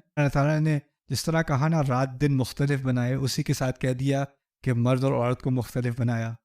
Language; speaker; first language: Urdu; native; Urdu